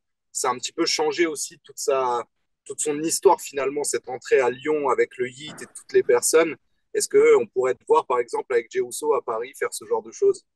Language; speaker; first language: French; native; French